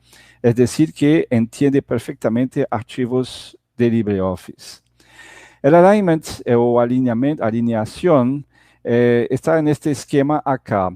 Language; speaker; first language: Spanish; non-native, fluent; Portuguese